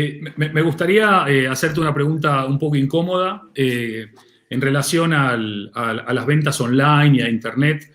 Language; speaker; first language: Spanish; native; Spanish